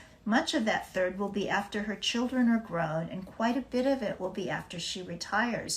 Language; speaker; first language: English; native; English